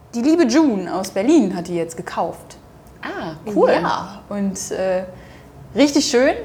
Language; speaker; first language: German; native; German